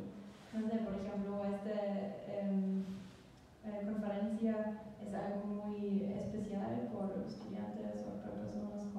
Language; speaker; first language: Spanish; non-native, learner; German